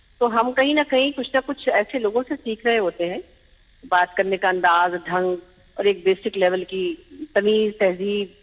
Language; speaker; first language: Urdu; native; Urdu